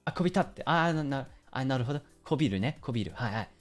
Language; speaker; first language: Japanese; early bilingual, other home language; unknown